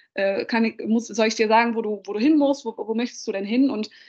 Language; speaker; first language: German; early bilingual, other home language; Dutch